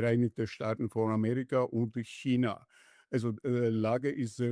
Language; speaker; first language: German; non-native, fluent; Georgian